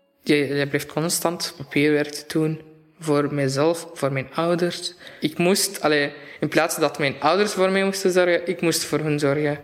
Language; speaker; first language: Dutch; non-native, fluent; Arabic